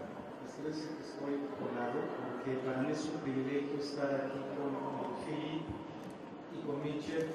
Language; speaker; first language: Spanish; native; Spanish